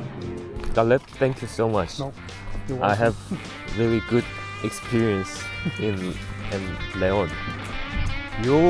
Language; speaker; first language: English; non-native, learner; Korean